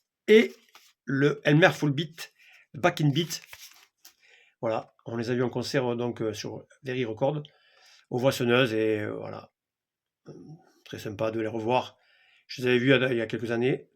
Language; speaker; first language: French; native; French